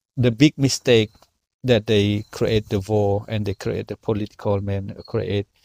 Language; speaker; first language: English; non-native, learner; Khmer